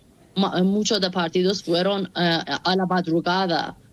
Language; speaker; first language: Spanish; non-native, fluent; Persian